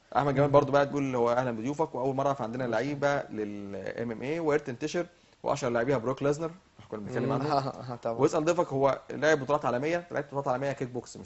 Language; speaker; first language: Arabic; native; Arabic